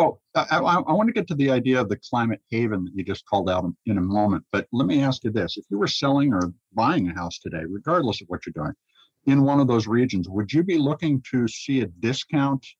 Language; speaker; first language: English; native; English